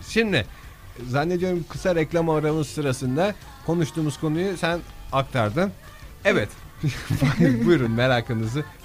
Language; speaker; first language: Turkish; native; Turkish